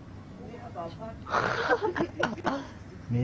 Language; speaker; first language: English; non-native, learner; Japanese